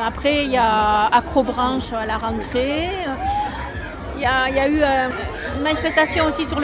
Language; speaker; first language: French; native; French